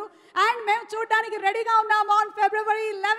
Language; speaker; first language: Telugu; native; Telugu